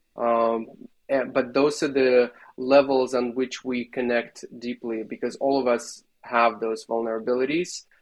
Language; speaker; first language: English; non-native, fluent; Russian